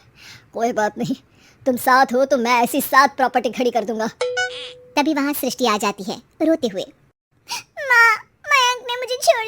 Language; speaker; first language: Hindi; native; Hindi